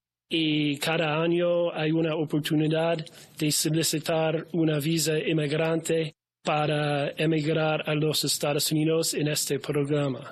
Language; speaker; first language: Spanish; non-native, fluent; English